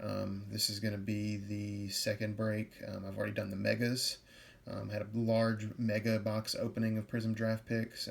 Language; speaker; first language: English; native; English